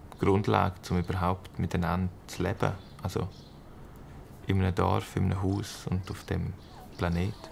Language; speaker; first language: German; native; German